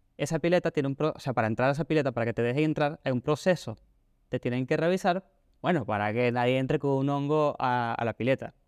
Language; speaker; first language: Spanish; native; Spanish